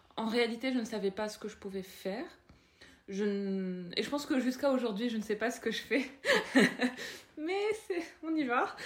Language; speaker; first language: French; non-native, local second language; Arabic